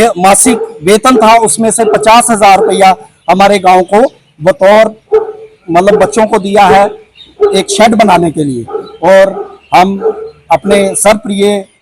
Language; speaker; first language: Hindi; non-native, local second language; Punjabi